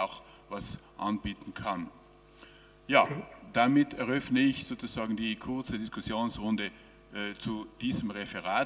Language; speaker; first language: German; native; German